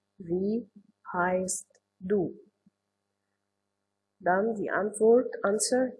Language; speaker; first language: German; non-native, learner; Arabic